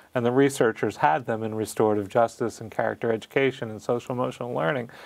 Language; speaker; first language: English; native; English